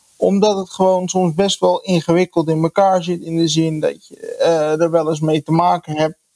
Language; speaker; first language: Dutch; native; Dutch